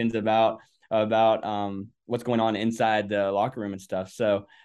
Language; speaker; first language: English; native; English